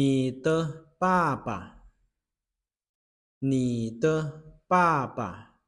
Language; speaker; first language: Chinese; non-native, fluent; Lao